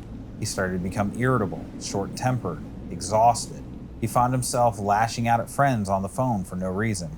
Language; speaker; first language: English; native; English